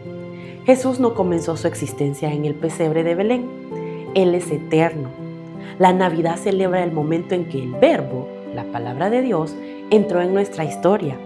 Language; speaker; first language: Spanish; native; Spanish